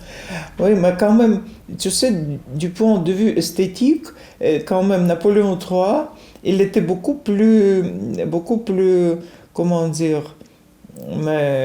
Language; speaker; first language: French; non-native, fluent; Russian